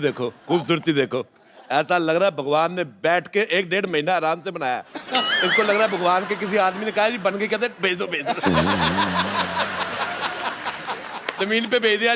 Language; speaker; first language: Hindi; native; Hindi